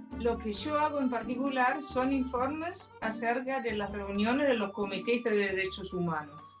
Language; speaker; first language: Spanish; non-native, fluent; English